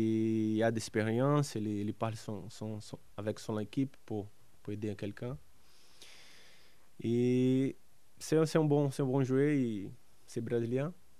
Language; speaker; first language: French; non-native, learner; Portuguese